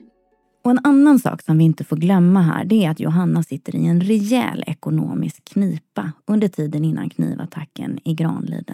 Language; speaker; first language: Swedish; native; Swedish